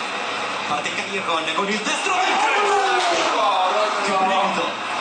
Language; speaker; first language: Italian; native; Italian